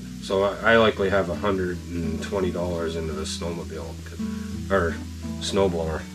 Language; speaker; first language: English; native; English